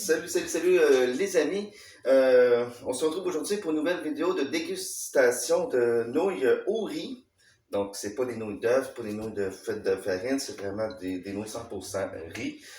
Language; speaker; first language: French; native; French